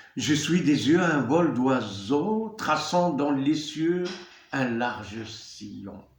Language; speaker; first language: French; non-native, local second language; Arabic